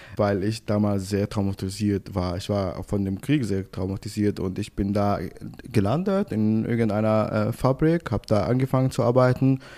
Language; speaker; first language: German; non-native, fluent; Arabic